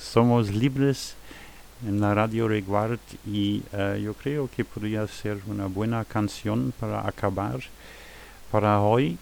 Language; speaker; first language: Spanish; non-native, fluent; German